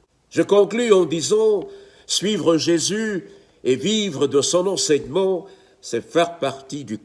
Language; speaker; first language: French; native; French